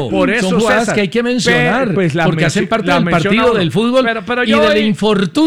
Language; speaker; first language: Spanish; native; Spanish